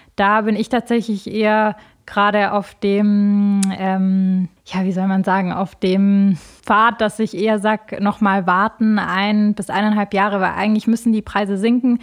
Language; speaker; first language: German; early bilingual, other home language; Albanian